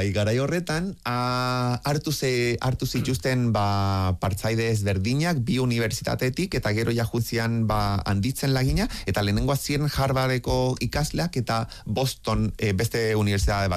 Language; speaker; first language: Basque; native; Basque